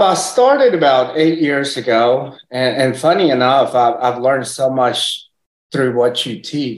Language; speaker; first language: English; early bilingual, other home language; Spanish